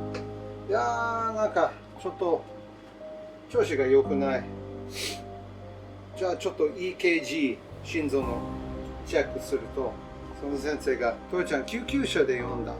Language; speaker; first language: Japanese; non-native, learner; English